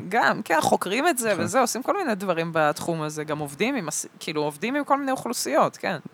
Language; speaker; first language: Hebrew; early bilingual, other home language; Russian